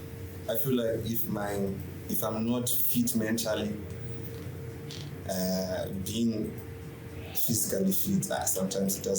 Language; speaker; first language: English; non-native, local second language; Shona